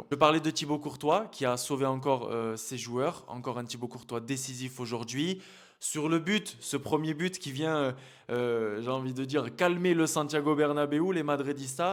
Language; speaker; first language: French; native; French